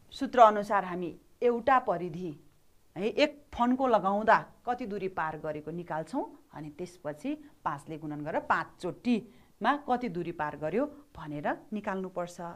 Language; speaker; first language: Nepali; native; Nepali